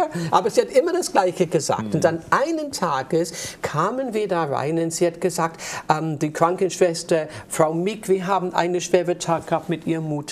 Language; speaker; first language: German; non-native, fluent; English